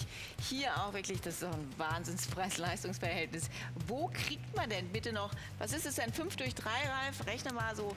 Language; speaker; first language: German; native; German